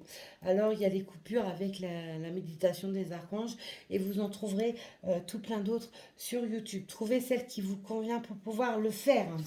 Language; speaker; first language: French; native; French